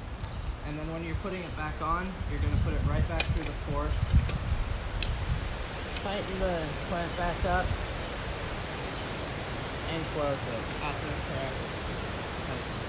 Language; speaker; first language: English; native; English